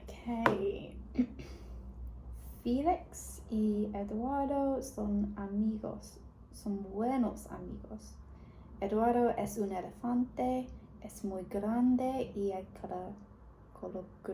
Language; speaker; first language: Spanish; non-native, learner; English